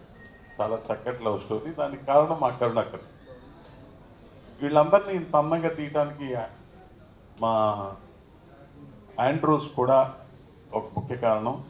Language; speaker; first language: Telugu; native; Telugu